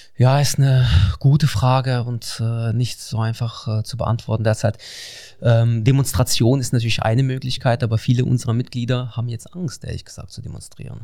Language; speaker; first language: German; non-native, fluent; Russian